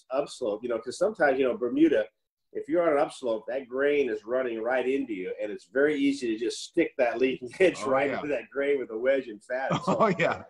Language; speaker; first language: English; native; English